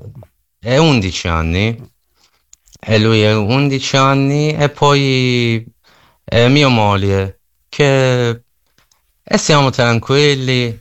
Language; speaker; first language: Italian; non-native, learner; Persian